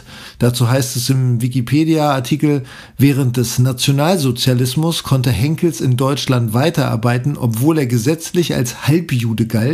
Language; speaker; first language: German; native; German